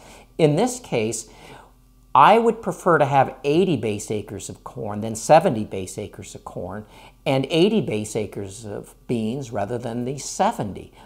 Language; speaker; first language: English; native; English